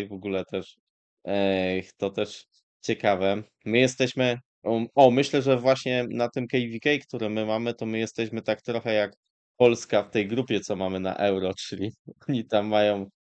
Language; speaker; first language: Polish; native; Polish